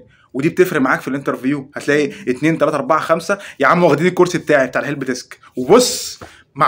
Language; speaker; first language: Arabic; native; Arabic